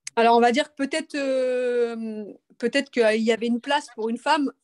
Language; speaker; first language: French; native; French